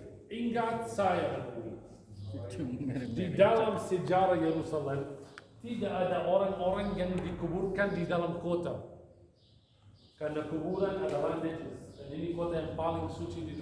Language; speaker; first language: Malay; non-native, fluent; Arabic